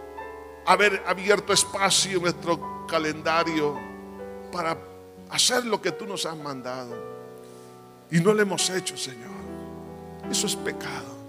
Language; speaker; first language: Spanish; native; Spanish